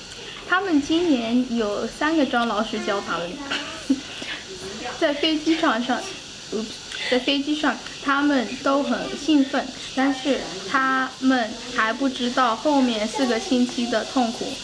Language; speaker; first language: Chinese; early bilingual, heritage; Chinese